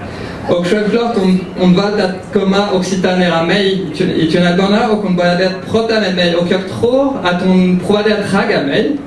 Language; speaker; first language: Swedish; early bilingual, heritage; French